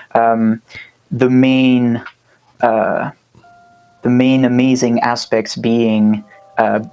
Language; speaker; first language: English; non-native, fluent; French